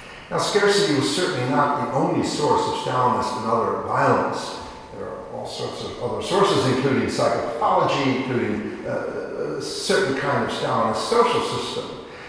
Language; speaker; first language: English; native; English